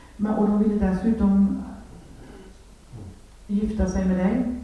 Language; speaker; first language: Swedish; native; Swedish